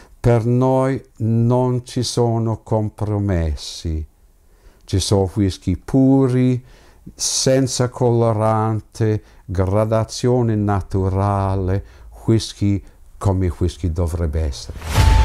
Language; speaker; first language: Italian; non-native, fluent; English